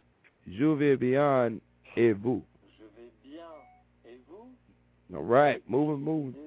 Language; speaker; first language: French; non-native, learner; English